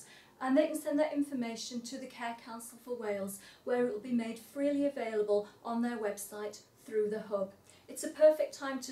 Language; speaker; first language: English; native; English